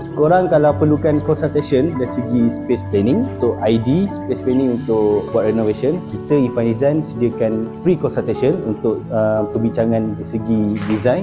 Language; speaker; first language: Malay; native; Malay